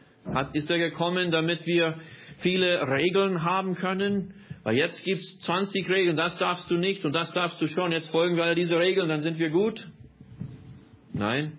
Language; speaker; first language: German; non-native, fluent; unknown